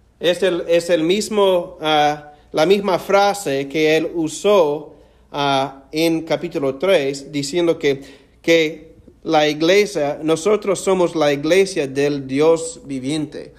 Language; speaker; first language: Spanish; non-native, fluent; English